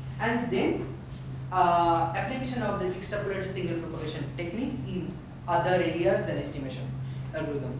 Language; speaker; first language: English; non-native, local second language; Bangla